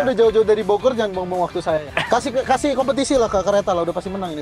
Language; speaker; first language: Indonesian; native; Indonesian